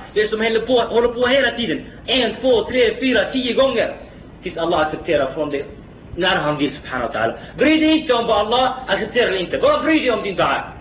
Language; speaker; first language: Swedish; non-native, fluent; Arabic